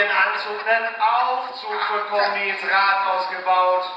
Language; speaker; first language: German; native; German